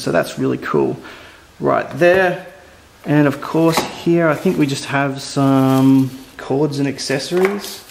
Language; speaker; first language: English; native; English